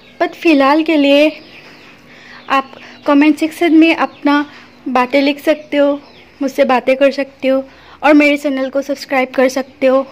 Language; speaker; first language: Hindi; non-native, local second language; Assamese